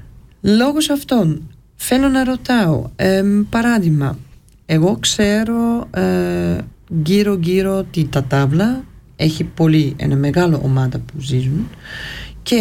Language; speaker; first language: Greek; early bilingual, heritage; Greek